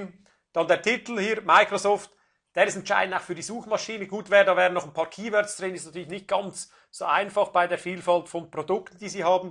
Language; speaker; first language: German; native; German